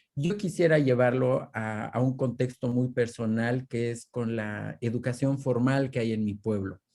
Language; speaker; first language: Spanish; non-native, local second language; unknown